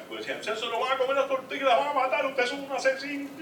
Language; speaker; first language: Spanish; native; Spanish